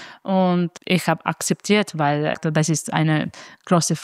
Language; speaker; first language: German; non-native, fluent; Italian